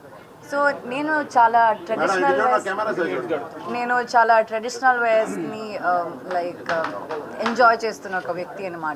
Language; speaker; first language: Telugu; non-native, local second language; Malayalam